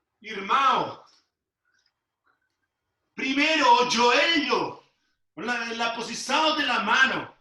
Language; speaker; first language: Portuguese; non-native, learner; Spanish